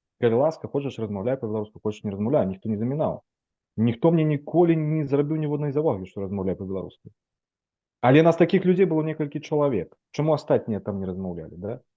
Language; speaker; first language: Belarusian; non-native, local second language; Russian